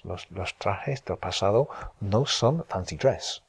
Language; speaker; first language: Spanish; non-native, fluent; English